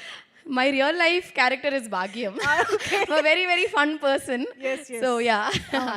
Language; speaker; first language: Telugu; non-native, local second language; Tamil